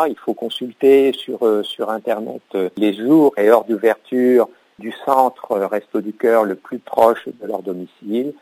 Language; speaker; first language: French; native; French